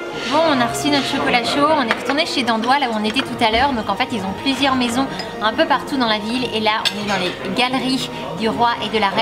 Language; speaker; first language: French; native; French